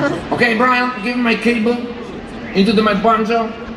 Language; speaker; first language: English; non-native, learner; Polish